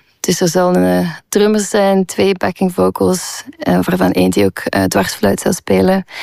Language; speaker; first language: Dutch; non-native, local second language; French